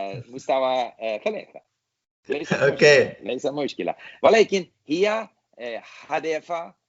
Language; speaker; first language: Arabic; non-native, learner; English